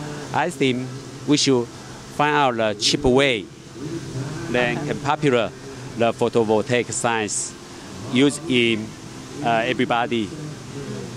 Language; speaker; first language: English; non-native, learner; Chinese